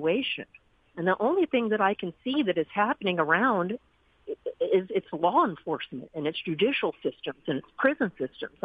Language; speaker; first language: English; native; English